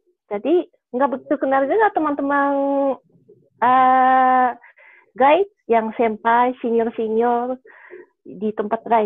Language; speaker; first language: Indonesian; non-native, fluent; Japanese